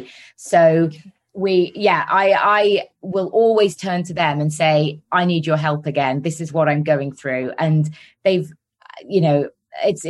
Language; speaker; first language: English; native; English